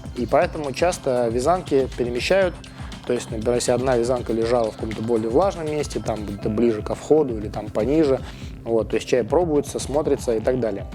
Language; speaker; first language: Russian; native; Russian